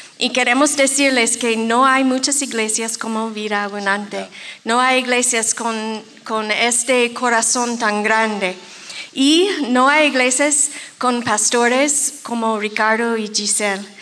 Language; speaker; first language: Spanish; non-native, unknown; English